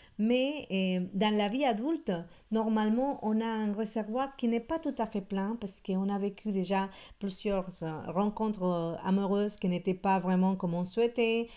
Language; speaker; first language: French; non-native, fluent; Spanish